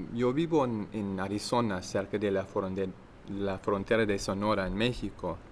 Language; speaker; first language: Spanish; non-native, learner; English